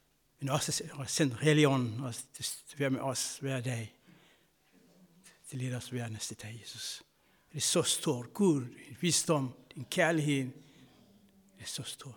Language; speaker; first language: Danish; non-native, fluent; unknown